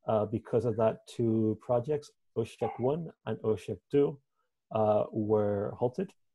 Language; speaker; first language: English; native; English